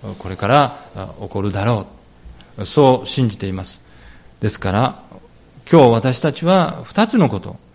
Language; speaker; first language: Japanese; native; Japanese